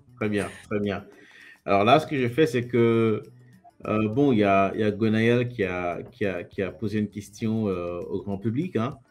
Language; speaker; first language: French; non-native, local second language; Lingala